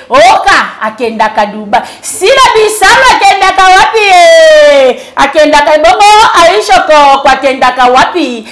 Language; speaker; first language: Lingala; native; Lingala